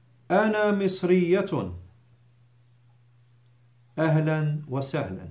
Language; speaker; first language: Arabic; non-native, fluent; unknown